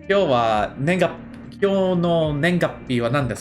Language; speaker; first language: Japanese; non-native, learner; English